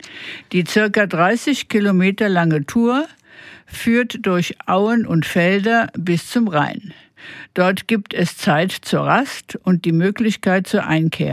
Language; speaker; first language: German; native; German